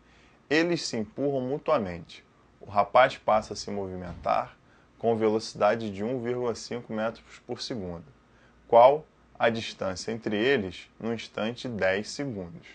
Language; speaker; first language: Portuguese; native; Portuguese